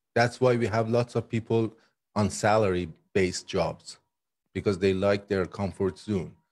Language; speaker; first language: English; non-native, fluent; Persian